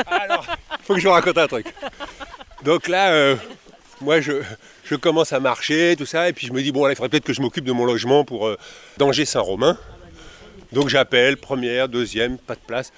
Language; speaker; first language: French; native; French